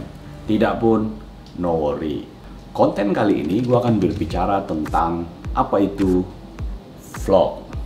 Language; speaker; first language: Indonesian; native; Indonesian